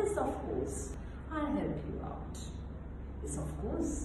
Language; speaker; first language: English; non-native, local second language; Sinhala